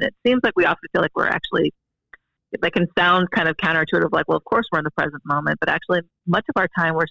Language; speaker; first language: English; native; English